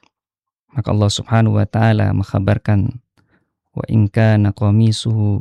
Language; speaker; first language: Indonesian; native; Indonesian